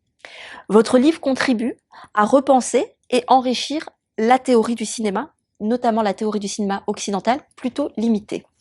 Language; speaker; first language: French; native; French